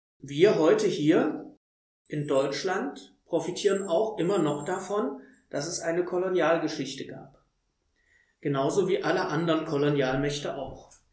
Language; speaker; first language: German; native; German